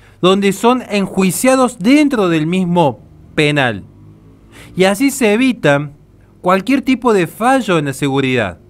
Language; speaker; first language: Spanish; native; Spanish